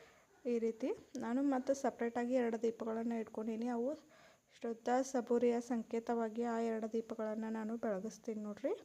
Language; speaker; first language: Kannada; native; Kannada